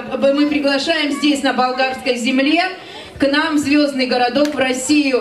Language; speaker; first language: Russian; native; Russian